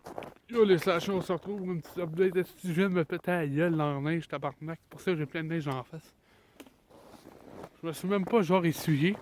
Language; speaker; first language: French; native; French